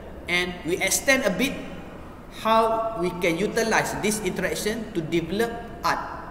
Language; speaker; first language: English; non-native, local second language; Malay